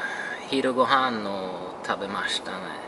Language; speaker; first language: Japanese; non-native, learner; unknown